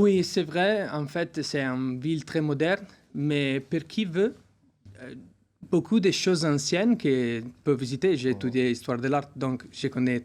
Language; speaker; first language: French; non-native, learner; Italian